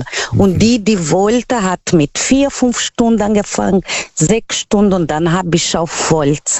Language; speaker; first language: German; non-native, learner; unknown